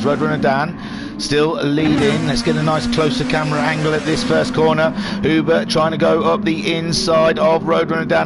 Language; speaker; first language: English; native; English